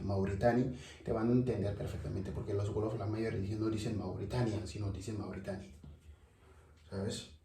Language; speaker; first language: Spanish; non-native, learner; Wolof